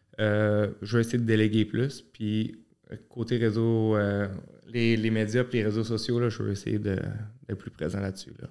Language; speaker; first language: French; early bilingual, other home language; Arabic